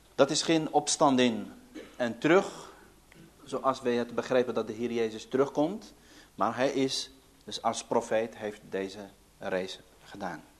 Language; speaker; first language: Dutch; early bilingual, other home language; Arabic